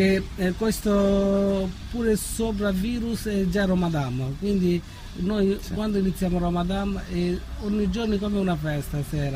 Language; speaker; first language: Italian; non-native, learner; Bangla